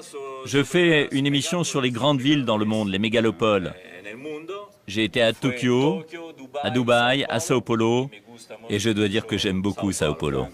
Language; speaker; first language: French; native; French